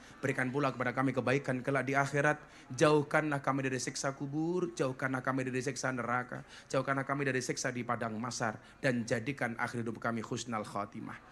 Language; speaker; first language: Indonesian; native; Indonesian